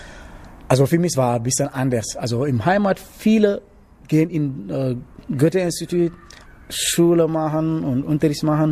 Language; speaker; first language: German; non-native, learner; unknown